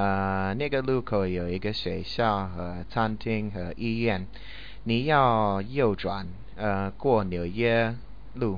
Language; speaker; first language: Chinese; non-native, learner; English